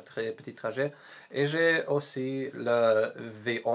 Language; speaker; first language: French; non-native, learner; Polish